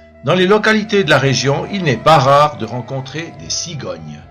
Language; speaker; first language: French; native; French